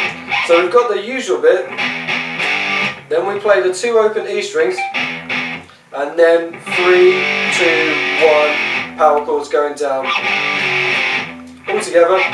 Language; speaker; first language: English; native; English